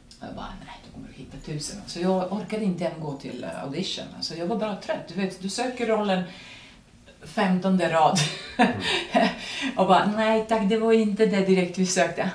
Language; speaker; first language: Swedish; non-native, fluent; Serbian